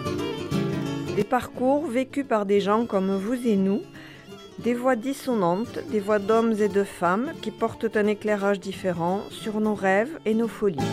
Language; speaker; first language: French; native; French